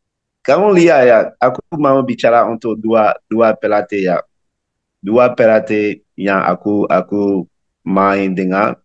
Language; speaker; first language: Indonesian; non-native, learner; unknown